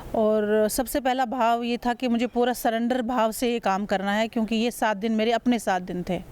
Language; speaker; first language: Hindi; native; Hindi